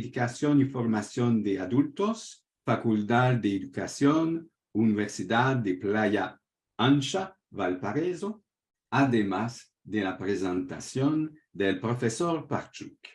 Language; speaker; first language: Spanish; non-native, fluent; French